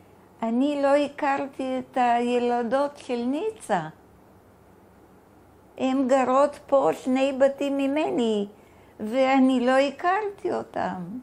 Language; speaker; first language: Hebrew; non-native, fluent; Bulgarian